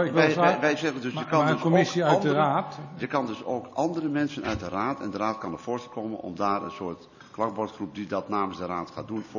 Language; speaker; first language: Dutch; native; Dutch